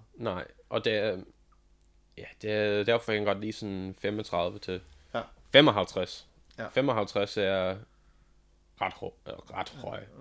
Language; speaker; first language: Danish; non-native, fluent; English